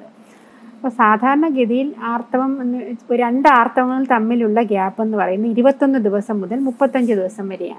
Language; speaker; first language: Malayalam; native; Malayalam